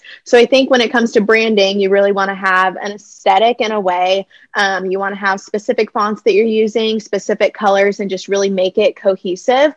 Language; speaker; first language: English; native; English